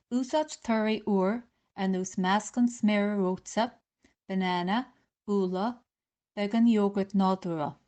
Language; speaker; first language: Irish; native; Irish